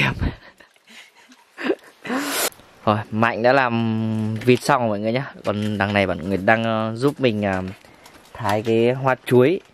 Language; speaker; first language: Vietnamese; native; Vietnamese